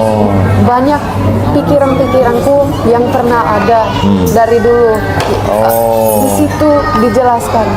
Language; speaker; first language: Indonesian; non-native, fluent; Finnish